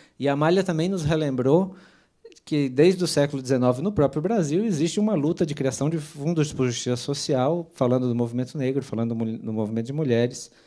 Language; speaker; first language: Portuguese; native; Portuguese